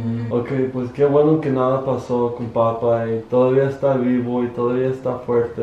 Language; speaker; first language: Spanish; early bilingual, heritage; Spanish